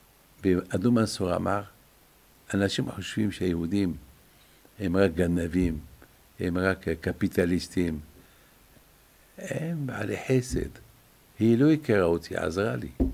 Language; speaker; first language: Hebrew; non-native, fluent; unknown